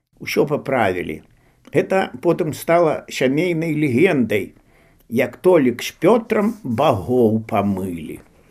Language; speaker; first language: Belarusian; native; Belarusian